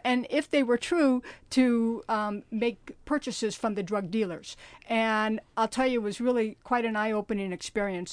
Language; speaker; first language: English; native; English